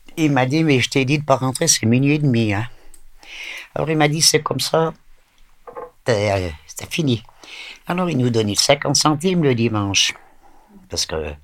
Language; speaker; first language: French; native; French